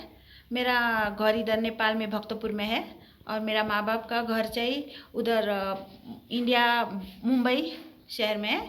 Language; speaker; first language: Hindi; early bilingual, heritage; Hindi